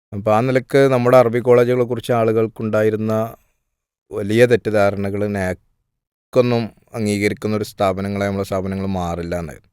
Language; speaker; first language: Malayalam; native; Malayalam